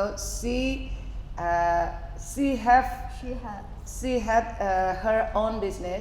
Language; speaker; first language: English; non-native, fluent; Indonesian